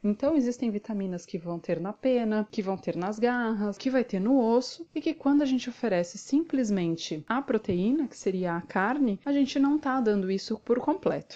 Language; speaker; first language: Portuguese; native; Portuguese